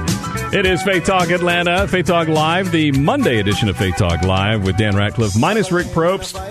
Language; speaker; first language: English; native; English